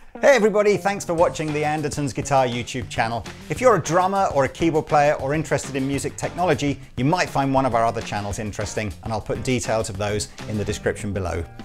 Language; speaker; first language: English; non-native, fluent; Danish